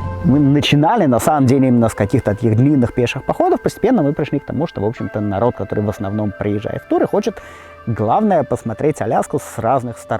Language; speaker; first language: Russian; native; Russian